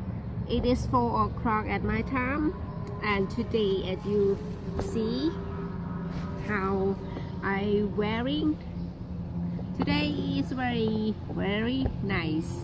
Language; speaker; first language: English; non-native, learner; Thai